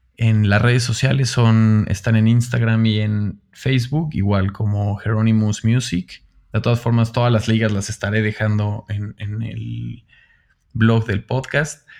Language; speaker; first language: Spanish; native; Spanish